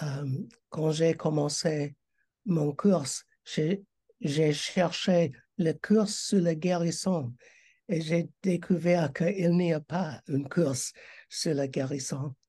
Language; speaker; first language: French; non-native, learner; English